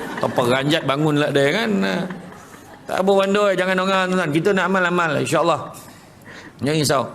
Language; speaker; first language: Malay; native; Malay